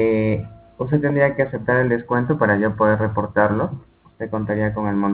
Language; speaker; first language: Spanish; native; Spanish